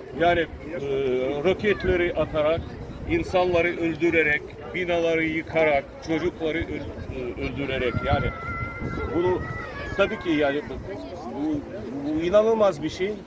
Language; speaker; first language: Turkish; non-native, fluent; Ukrainian